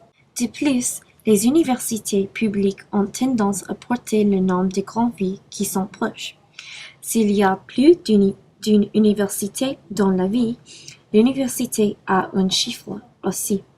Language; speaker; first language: French; non-native, learner; English